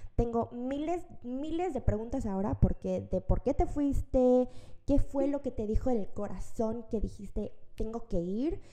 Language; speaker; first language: Spanish; early bilingual, other home language; Korean